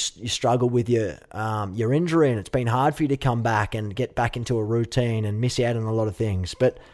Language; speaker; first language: English; native; English